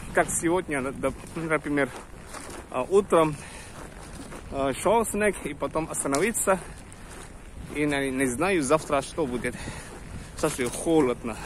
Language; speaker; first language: Russian; non-native, learner; Indonesian